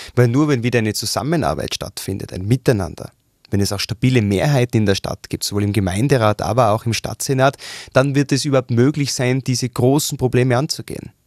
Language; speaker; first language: German; native; German